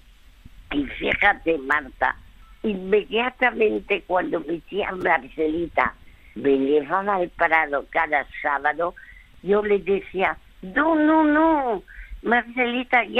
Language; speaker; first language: Spanish; early bilingual, other home language; French